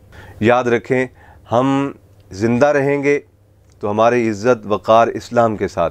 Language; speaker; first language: Urdu; native; Urdu